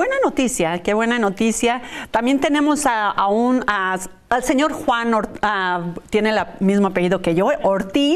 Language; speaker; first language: Spanish; native; Spanish